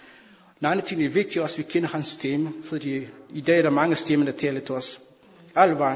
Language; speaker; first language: Danish; non-native, fluent; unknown